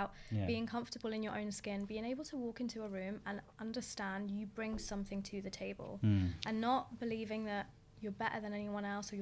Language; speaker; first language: English; native; English